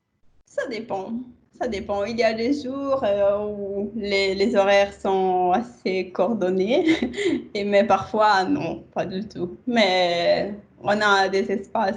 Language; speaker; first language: French; non-native, fluent; Italian